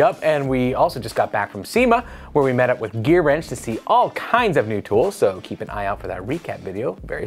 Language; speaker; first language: English; native; English